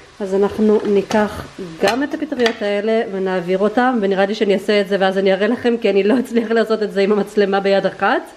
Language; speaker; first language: Hebrew; early bilingual, other home language; Russian